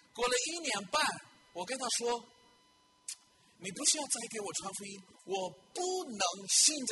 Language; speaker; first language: Chinese; non-native, fluent; English